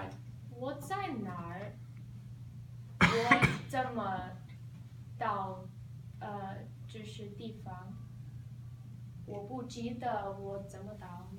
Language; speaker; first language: Chinese; non-native, learner; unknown